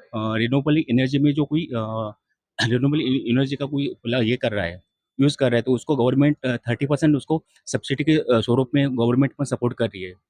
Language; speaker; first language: Hindi; non-native, local second language; Marathi